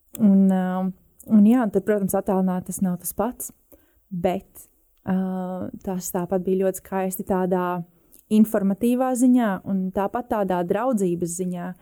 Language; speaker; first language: Latvian; native; Latvian